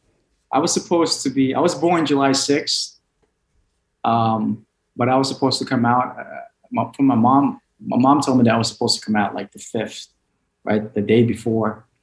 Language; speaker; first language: English; non-native, local second language; Filipino